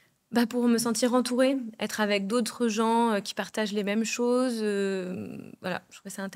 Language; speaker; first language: French; native; French